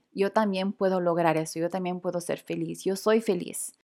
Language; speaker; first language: Spanish; early bilingual, heritage; Spanish